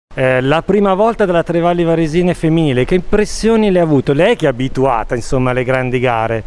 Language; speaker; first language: Italian; native; Italian